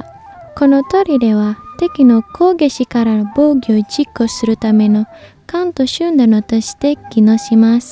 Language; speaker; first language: Japanese; non-native, fluent; Indonesian